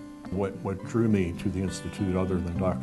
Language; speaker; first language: English; native; English